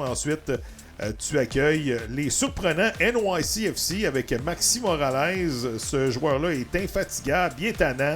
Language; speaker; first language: French; native; French